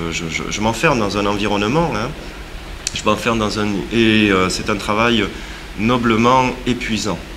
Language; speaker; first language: French; native; French